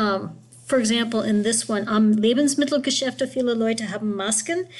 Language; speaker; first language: German; non-native, fluent; English